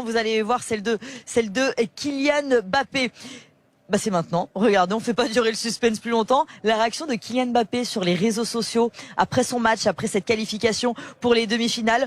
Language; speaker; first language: French; native; French